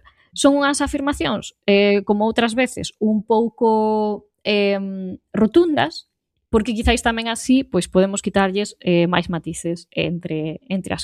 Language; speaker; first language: Galician; native; Galician